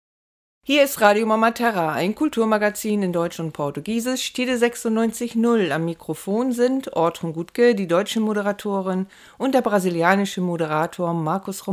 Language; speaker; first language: German; native; German